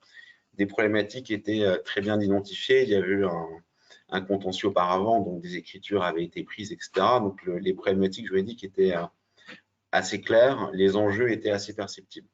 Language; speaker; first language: French; native; French